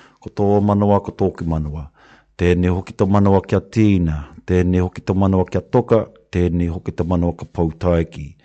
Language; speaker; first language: Māori; non-native, local second language; English